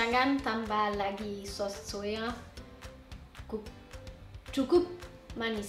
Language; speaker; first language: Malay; non-native, learner; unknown